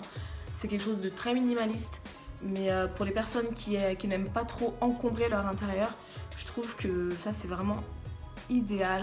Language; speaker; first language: French; native; French